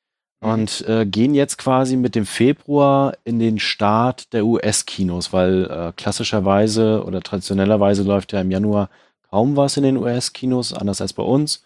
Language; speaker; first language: German; native; German